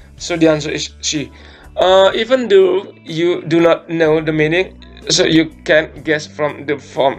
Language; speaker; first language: English; non-native, fluent; Indonesian